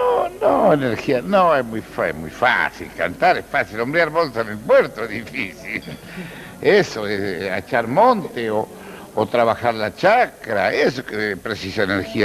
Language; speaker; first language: Spanish; native; Spanish